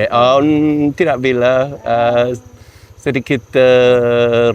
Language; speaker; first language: Indonesian; non-native, learner; English